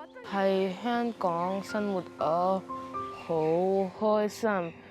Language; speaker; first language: Cantonese; early bilingual, other home language; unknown